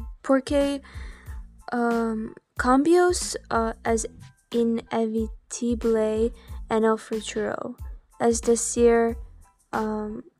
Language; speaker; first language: Spanish; non-native, learner; English